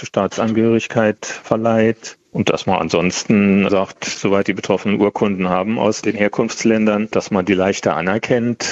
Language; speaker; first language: German; native; German